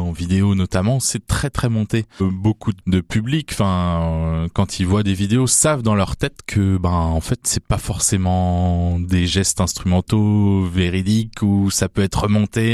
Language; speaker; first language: French; native; French